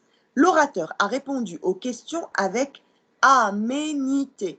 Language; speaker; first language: French; non-native, local second language; Arabic